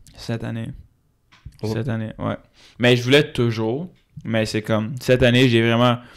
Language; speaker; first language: French; native; French